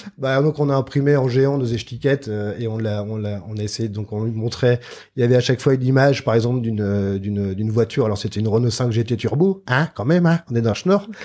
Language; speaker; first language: French; native; French